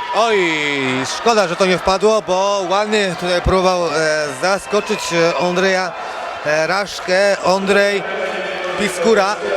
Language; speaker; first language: Polish; native; Polish